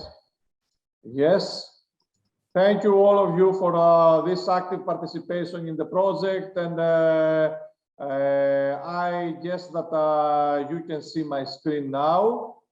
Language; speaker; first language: English; non-native, fluent; Greek